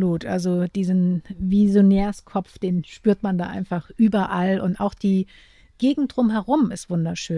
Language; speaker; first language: German; native; German